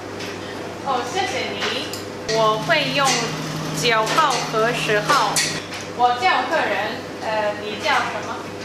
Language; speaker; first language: Chinese; non-native, learner; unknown